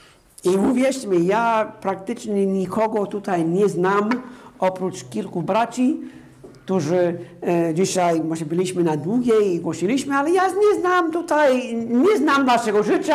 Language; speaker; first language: Polish; non-native, fluent; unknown